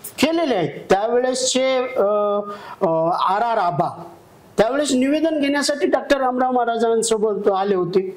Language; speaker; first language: Marathi; non-native, local second language; Lambadi